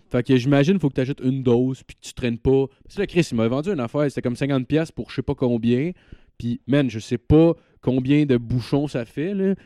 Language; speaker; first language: French; native; French